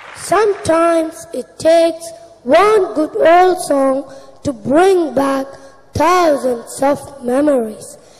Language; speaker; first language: English; non-native, local second language; Tamil